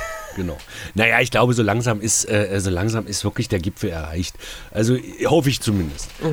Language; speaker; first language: German; native; German